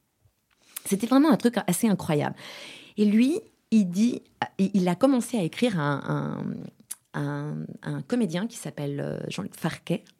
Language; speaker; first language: French; native; French